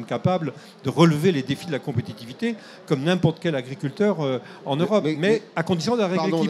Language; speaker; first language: French; native; French